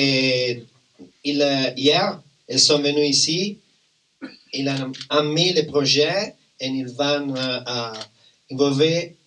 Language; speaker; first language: French; non-native, learner; Italian